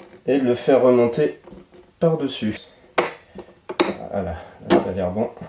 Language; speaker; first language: French; native; French